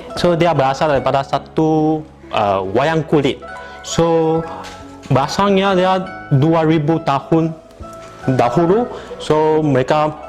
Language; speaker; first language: Malay; non-native, local second language; Min Nan Chinese